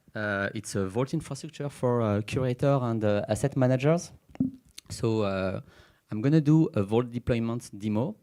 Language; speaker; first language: English; non-native, fluent; French